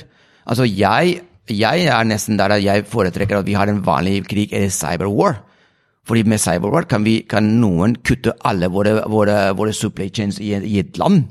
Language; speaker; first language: Norwegian; non-native, fluent; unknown